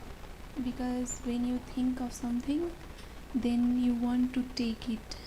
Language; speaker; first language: English; non-native, learner; Nepali